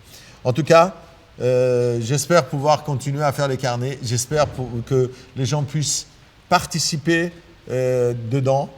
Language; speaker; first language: French; non-native, fluent; Persian